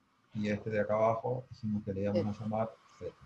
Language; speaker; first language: Spanish; native; Spanish